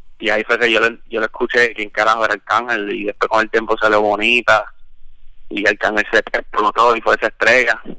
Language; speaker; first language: Spanish; early bilingual, heritage; Spanish